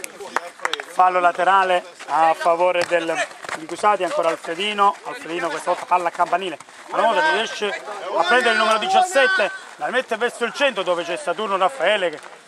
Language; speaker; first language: Italian; native; Italian